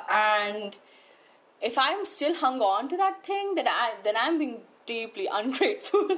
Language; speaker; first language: English; non-native, local second language; Hindi